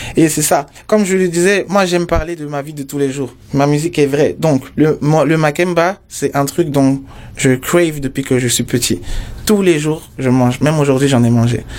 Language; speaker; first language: French; non-native, local second language; Mossi